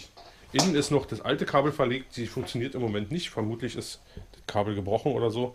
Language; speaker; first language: German; native; German